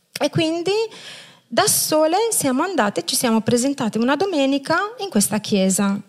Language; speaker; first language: Italian; non-native, fluent; Romanian